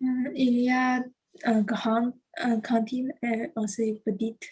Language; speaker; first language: French; non-native, learner; Chinese